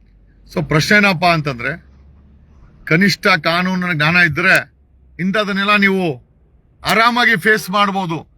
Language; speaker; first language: Kannada; native; Kannada